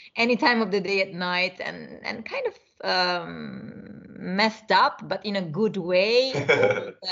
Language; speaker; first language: English; non-native, fluent; Italian